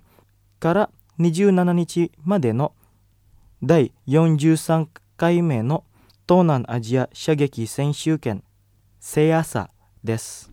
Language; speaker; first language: Japanese; non-native, fluent; Indonesian